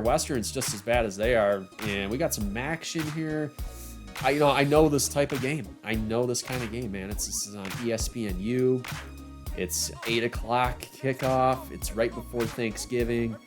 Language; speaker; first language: English; native; English